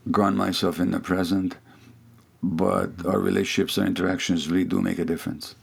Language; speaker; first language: English; non-native, fluent; Hungarian